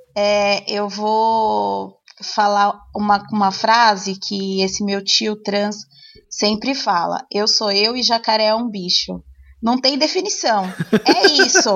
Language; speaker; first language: Portuguese; native; Portuguese